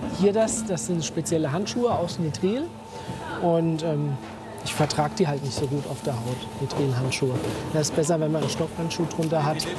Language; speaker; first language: German; native; German